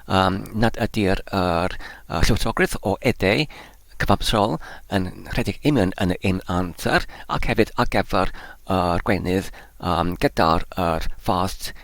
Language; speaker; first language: Welsh; non-native, learner; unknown